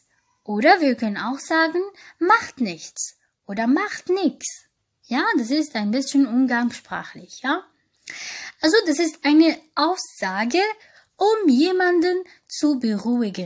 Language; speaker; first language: German; non-native, fluent; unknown